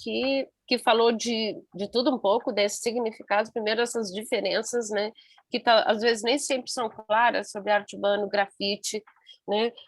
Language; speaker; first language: Portuguese; non-native, learner; Spanish